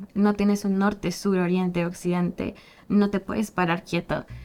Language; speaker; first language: Spanish; native; Spanish